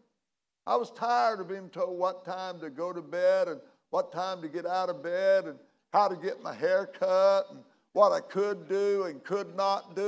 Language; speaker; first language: English; native; English